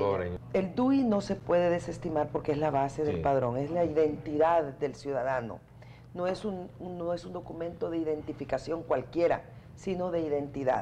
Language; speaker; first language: Spanish; native; Spanish